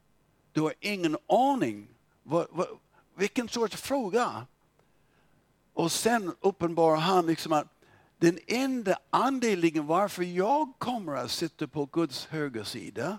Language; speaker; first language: Swedish; non-native, fluent; English